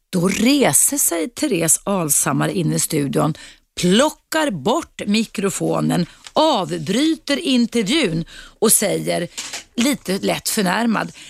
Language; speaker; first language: Swedish; native; Swedish